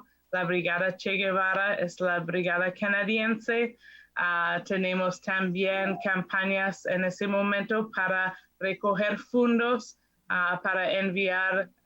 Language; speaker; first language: Spanish; non-native, fluent; English